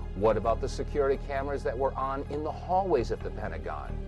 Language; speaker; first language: English; native; English